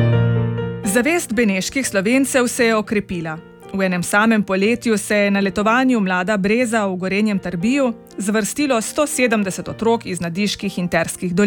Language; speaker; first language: Slovenian; native; Slovenian